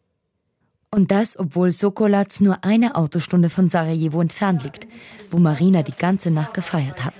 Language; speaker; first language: German; native; German